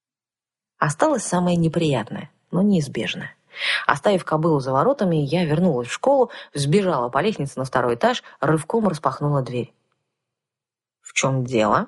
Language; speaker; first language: Russian; native; Russian